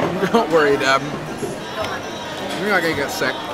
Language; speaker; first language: English; native; English